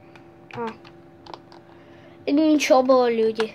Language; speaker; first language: Russian; early bilingual, heritage; Russian